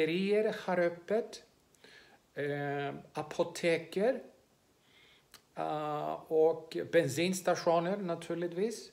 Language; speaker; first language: Swedish; non-native, fluent; Greek